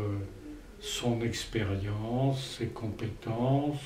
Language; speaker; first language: French; native; French